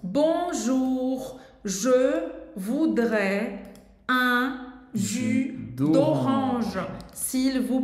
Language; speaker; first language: French; non-native, fluent; Portuguese